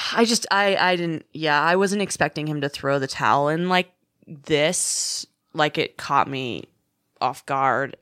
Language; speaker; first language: English; native; English